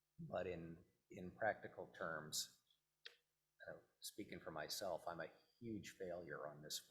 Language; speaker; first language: English; native; English